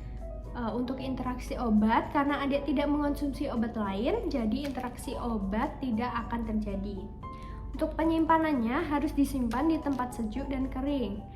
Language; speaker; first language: Indonesian; native; Indonesian